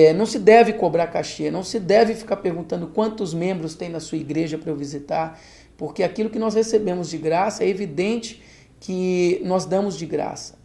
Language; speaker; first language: Portuguese; native; Portuguese